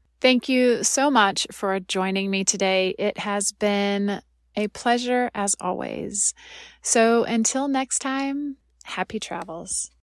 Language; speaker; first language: English; native; English